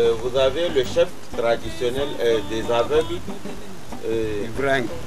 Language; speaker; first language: French; non-native, local second language; Hausa